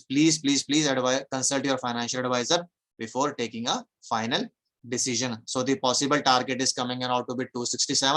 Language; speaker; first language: English; non-native, local second language; Hindi